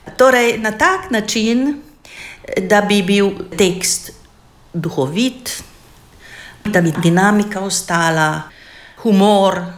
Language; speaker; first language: Slovenian; non-native, fluent; Hungarian